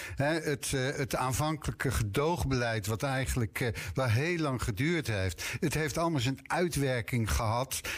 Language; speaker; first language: Dutch; native; Dutch